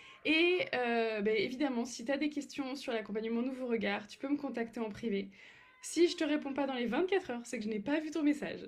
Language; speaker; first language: French; native; French